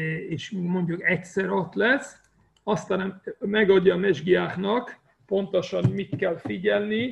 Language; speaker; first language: Hungarian; non-native, fluent; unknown